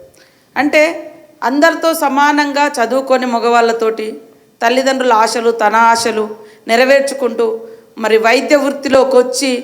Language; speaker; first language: Telugu; native; Telugu